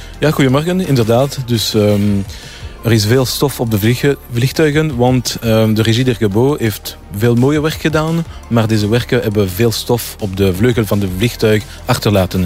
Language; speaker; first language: Dutch; non-native, local second language; French